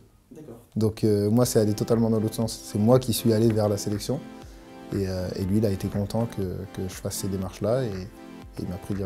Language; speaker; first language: French; native; French